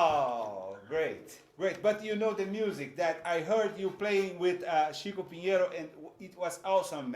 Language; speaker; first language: English; non-native, fluent; Portuguese